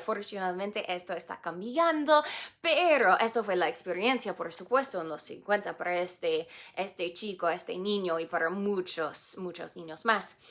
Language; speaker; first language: Spanish; non-native, fluent; English